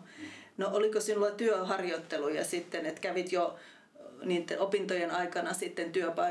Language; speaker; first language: Finnish; native; Finnish